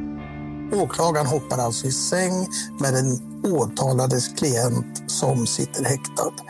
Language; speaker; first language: Swedish; native; Swedish